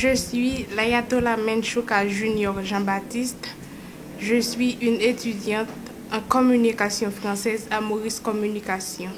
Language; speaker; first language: French; non-native, local second language; Haitian Creole